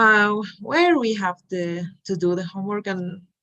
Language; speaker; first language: English; non-native, learner; Spanish